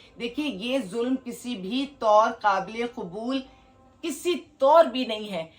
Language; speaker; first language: Urdu; native; Urdu